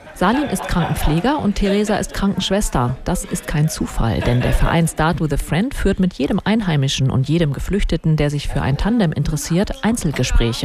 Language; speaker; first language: German; native; German